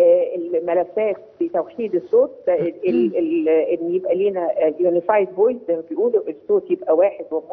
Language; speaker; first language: Arabic; native; Arabic